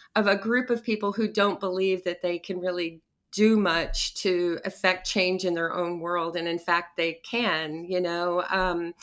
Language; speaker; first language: English; native; English